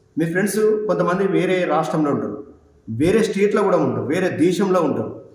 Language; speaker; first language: Telugu; native; Telugu